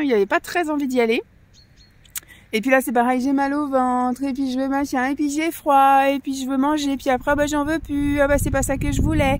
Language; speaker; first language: French; native; French